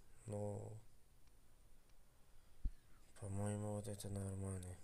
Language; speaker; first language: Russian; non-native, fluent; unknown